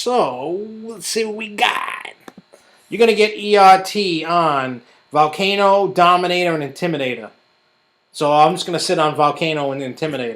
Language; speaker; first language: English; native; English